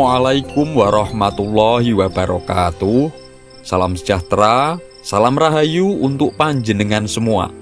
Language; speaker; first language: Indonesian; non-native, local second language; Javanese